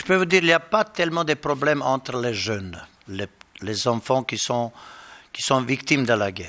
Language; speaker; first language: French; non-native, learner; Bosnian